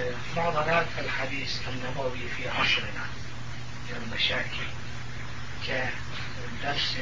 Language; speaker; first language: Arabic; non-native, fluent; Turkish